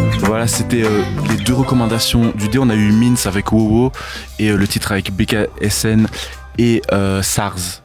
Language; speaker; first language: French; native; French